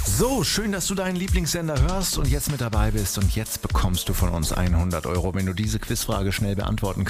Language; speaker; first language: German; native; German